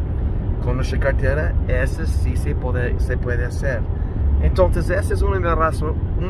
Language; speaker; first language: Spanish; early bilingual, heritage; English